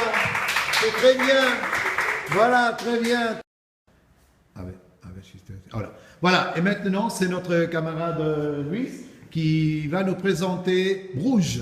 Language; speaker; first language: French; non-native, fluent; Spanish